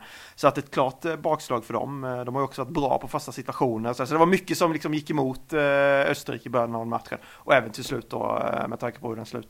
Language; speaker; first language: Swedish; native; Swedish